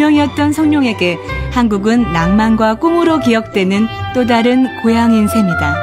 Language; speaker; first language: Korean; native; Korean